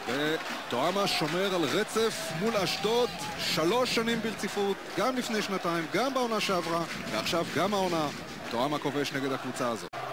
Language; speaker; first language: Hebrew; native; Hebrew